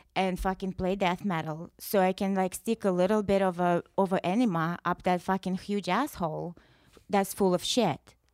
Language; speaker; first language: English; non-native, fluent; Russian